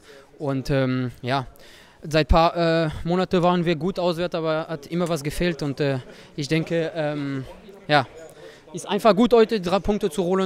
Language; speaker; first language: German; non-native, fluent; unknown